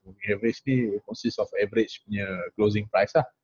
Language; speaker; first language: English; non-native, local second language; Malay